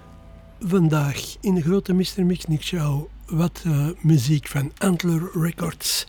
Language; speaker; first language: Dutch; native; Dutch